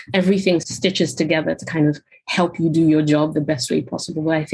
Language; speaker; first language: English; non-native, local second language; Yoruba